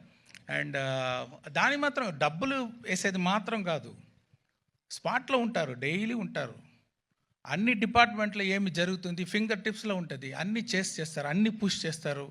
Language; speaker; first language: Telugu; non-native, fluent; Tamil